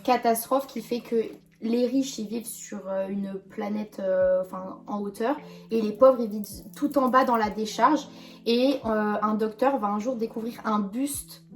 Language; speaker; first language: French; native; French